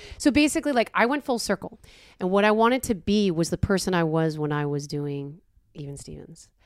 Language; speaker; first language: English; native; English